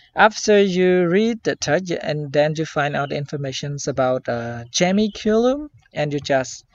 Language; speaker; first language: English; non-native, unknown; Khmer